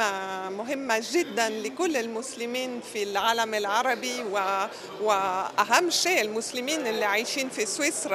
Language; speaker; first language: Arabic; non-native, fluent; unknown